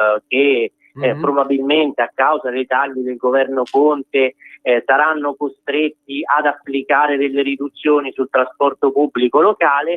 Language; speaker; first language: Italian; native; Italian